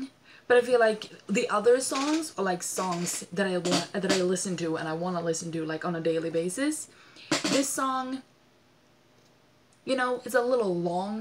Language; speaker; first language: English; non-native, fluent; Swedish